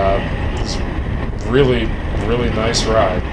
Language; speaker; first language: English; native; English